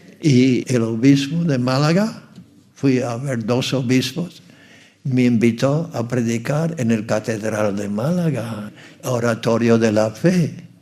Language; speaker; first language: Spanish; non-native, fluent; English